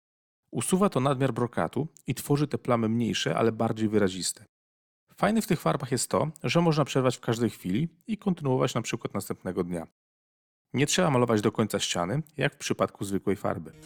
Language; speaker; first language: Polish; native; Polish